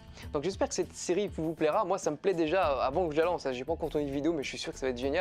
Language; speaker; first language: French; native; French